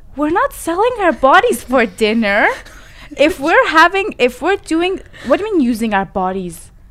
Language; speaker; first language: English; non-native, fluent; Persian